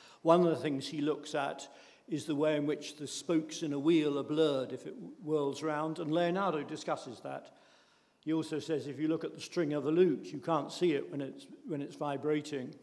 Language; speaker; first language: English; native; English